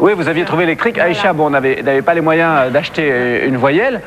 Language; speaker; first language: French; native; French